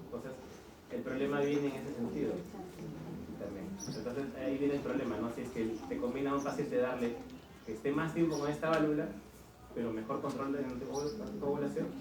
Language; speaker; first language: Spanish; native; Spanish